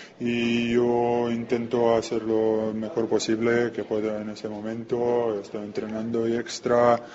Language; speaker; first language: Spanish; non-native, learner; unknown